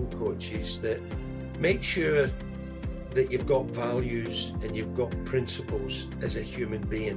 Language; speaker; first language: English; native; English